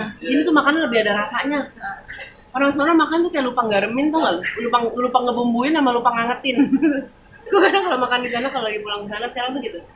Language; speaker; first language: Indonesian; early bilingual, other home language; German